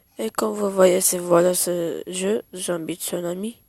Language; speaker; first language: French; non-native, learner; Arabic